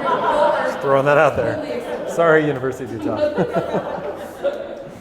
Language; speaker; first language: English; native; English